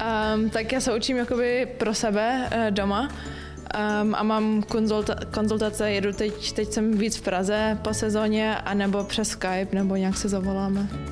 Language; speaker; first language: Czech; early bilingual, heritage; Czech